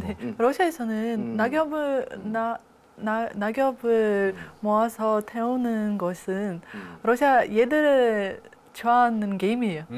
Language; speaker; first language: Korean; non-native, learner; Russian